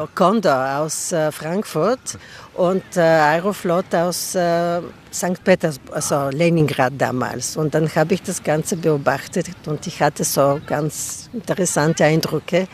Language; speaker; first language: German; non-native, fluent; Bulgarian